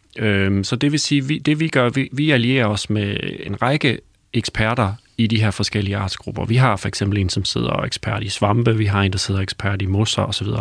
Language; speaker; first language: Danish; native; Danish